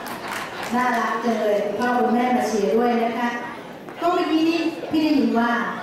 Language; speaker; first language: Thai; native; Thai